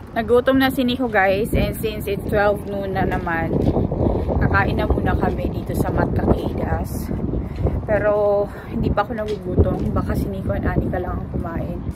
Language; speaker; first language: Filipino; non-native, local second language; Cebuano